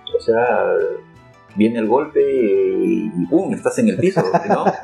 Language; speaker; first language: Spanish; native; Spanish